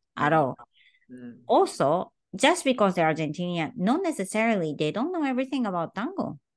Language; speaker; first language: English; non-native, fluent; Japanese